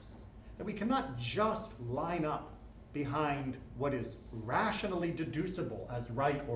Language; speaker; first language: English; native; English